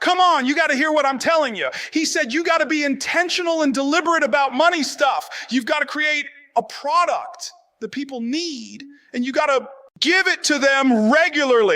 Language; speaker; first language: English; native; English